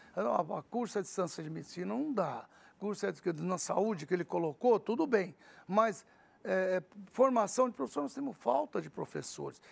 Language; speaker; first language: Portuguese; early bilingual, other home language; Arabic